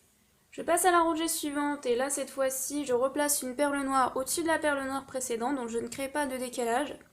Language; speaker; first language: French; native; French